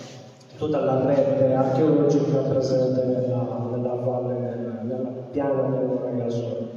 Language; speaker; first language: Italian; native; Italian